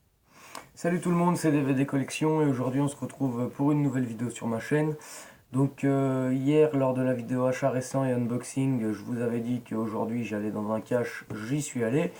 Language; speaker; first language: French; native; French